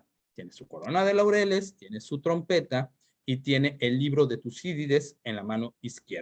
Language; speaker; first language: Spanish; native; Spanish